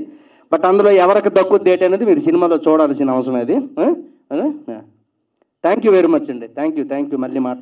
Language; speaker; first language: Telugu; native; Telugu